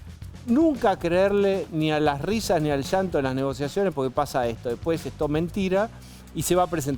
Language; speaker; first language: Spanish; native; Spanish